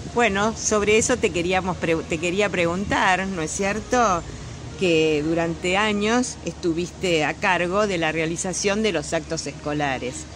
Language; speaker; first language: Spanish; native; Spanish